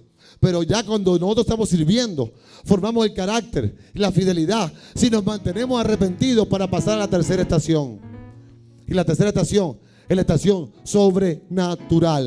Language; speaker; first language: Spanish; native; Spanish